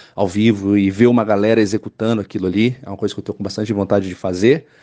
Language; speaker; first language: Portuguese; native; Portuguese